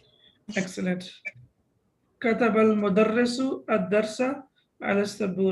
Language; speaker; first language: Arabic; non-native, fluent; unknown